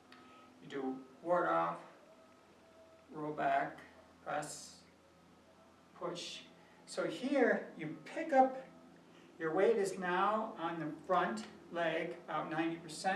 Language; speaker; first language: English; native; English